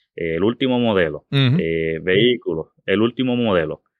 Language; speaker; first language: Spanish; native; Spanish